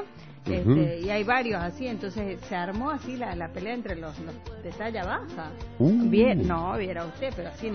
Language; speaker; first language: Spanish; native; Spanish